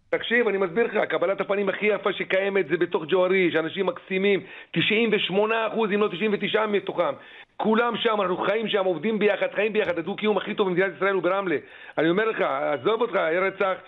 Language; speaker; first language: Hebrew; native; Hebrew